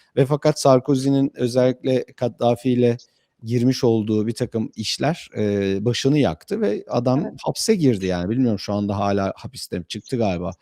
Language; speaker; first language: Turkish; native; Turkish